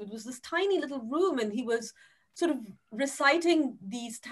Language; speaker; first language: English; non-native, local second language; Tamil